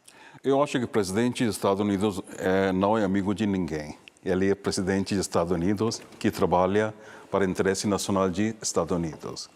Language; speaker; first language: Portuguese; non-native, fluent; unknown